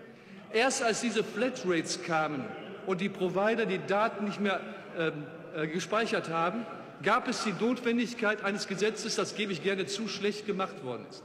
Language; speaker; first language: German; native; German